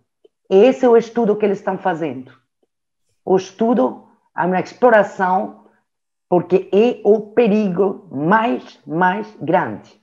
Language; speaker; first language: Portuguese; non-native, learner; French